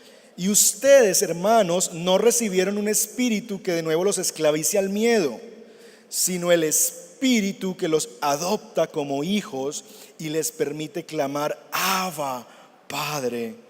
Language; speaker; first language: Spanish; native; Spanish